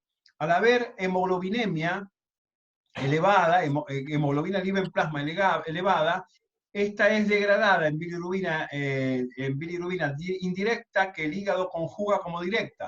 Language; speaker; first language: Spanish; native; Spanish